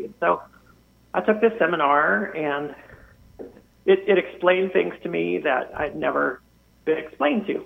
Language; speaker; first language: English; native; English